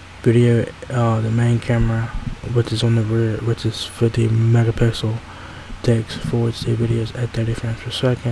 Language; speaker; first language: English; native; English